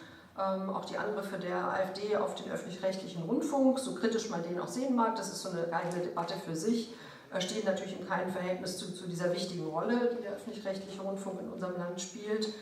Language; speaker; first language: German; native; German